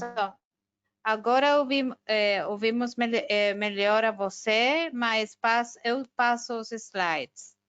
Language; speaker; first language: Portuguese; non-native, fluent; Spanish